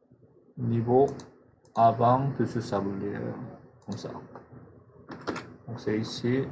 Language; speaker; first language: French; non-native, fluent; Korean